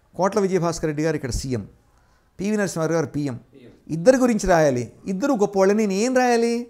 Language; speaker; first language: Telugu; native; Telugu